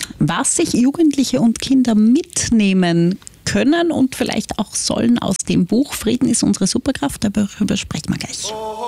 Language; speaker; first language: German; native; German